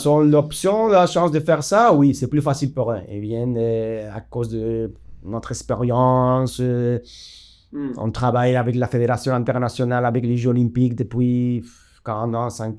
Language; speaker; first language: French; non-native, fluent; Spanish